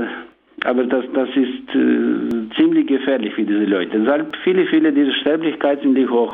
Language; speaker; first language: German; non-native, learner; Ukrainian